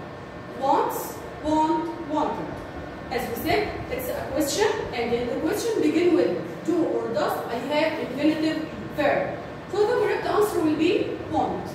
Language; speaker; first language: English; non-native, learner; Arabic